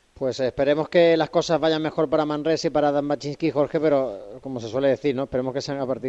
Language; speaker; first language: Spanish; native; Spanish